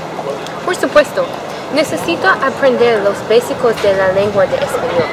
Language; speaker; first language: Spanish; non-native, learner; English